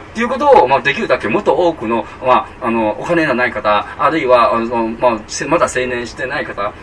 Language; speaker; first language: Japanese; non-native, fluent; Chinese